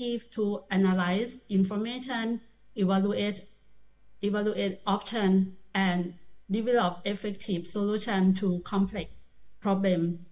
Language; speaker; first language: English; non-native, learner; Thai